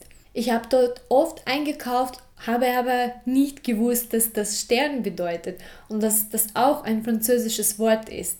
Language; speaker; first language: German; non-native, fluent; Russian